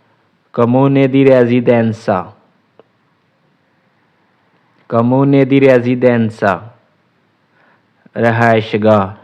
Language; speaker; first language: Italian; non-native, fluent; Urdu